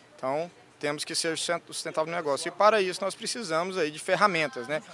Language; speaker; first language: Portuguese; native; Portuguese